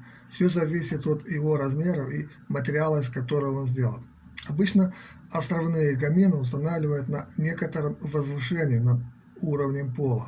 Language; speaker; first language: Russian; native; Russian